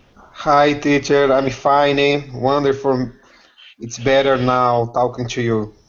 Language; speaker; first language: English; non-native, learner; Portuguese